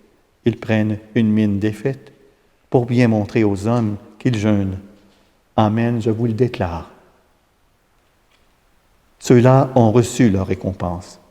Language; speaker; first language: French; native; French